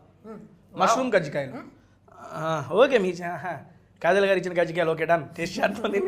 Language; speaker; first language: Telugu; native; Telugu